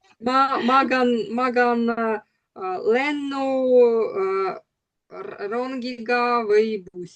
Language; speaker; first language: Estonian; non-native, learner; Russian